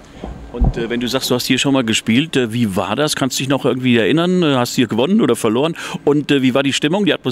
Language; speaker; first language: German; native; German